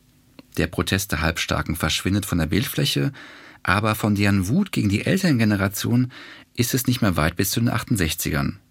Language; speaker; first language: German; native; German